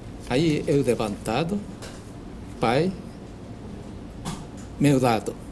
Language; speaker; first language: Portuguese; non-native, learner; Japanese